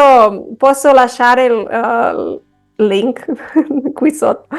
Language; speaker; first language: Italian; non-native, fluent; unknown